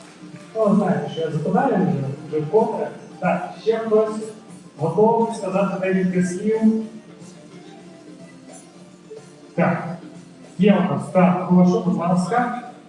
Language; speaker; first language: Ukrainian; native; Ukrainian